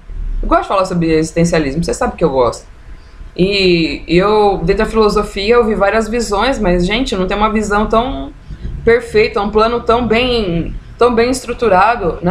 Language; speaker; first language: Portuguese; native; Portuguese